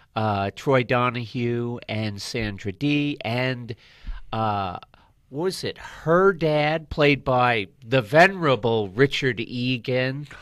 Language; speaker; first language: English; native; English